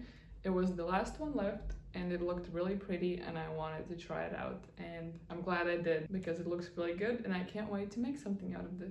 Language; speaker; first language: English; non-native, fluent; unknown